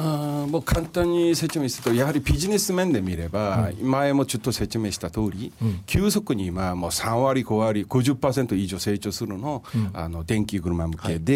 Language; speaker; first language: Japanese; non-native, fluent; Korean